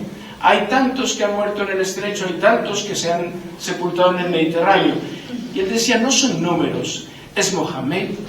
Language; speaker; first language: Spanish; native; Spanish